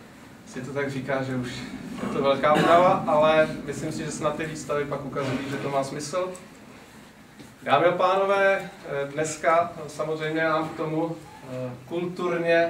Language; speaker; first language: Czech; native; Czech